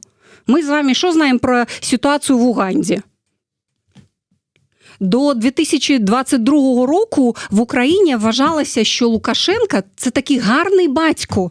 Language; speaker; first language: Ukrainian; non-native, fluent; Russian